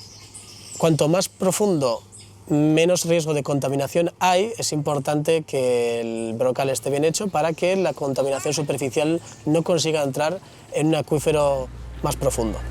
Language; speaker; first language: Spanish; native; Spanish